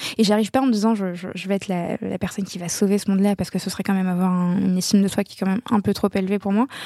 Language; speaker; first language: French; non-native, local second language; Arabic